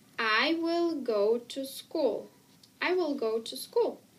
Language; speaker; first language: English; non-native, fluent; Russian